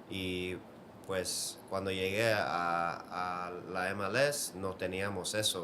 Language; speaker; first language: Spanish; early bilingual, heritage; English